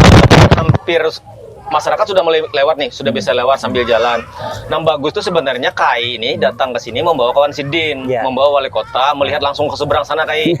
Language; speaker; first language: Indonesian; native; Indonesian